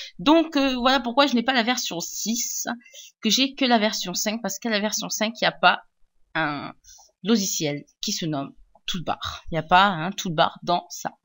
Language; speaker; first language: French; native; French